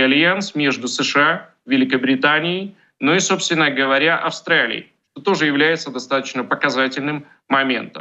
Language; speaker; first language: Russian; native; Russian